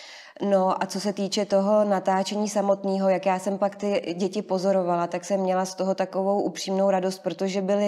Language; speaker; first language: Czech; native; Czech